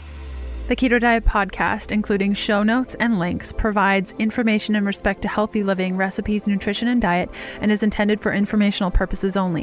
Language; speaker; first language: English; native; English